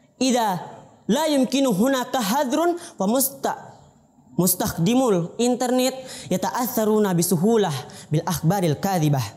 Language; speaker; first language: Arabic; non-native, learner; Indonesian